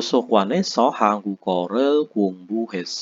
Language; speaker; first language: Korean; non-native, fluent; Indonesian